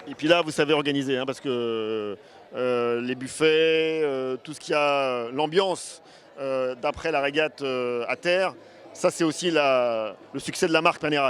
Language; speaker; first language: French; native; French